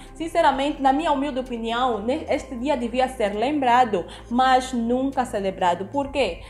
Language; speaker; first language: Portuguese; native; Portuguese